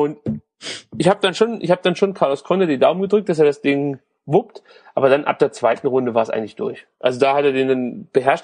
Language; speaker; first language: German; native; German